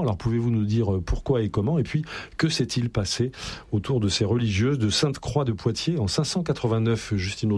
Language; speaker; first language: French; native; French